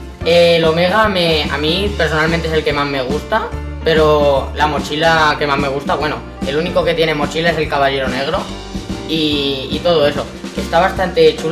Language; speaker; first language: Spanish; native; Spanish